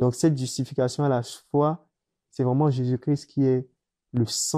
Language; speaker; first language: French; native; French